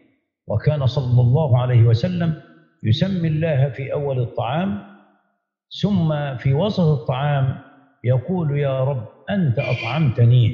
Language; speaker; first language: Arabic; native; Arabic